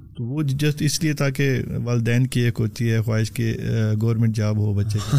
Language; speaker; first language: Urdu; non-native, local second language; Punjabi